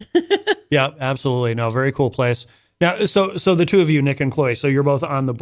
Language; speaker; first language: English; native; English